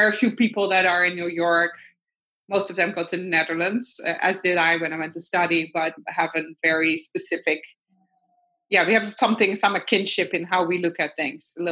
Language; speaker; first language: English; non-native, fluent; Dutch